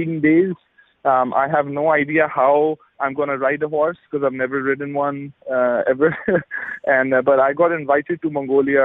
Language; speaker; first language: English; non-native, local second language; Urdu